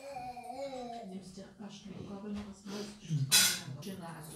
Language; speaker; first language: German; non-native, learner; Indonesian